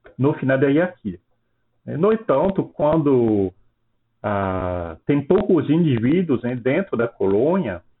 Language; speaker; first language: Portuguese; non-native, fluent; French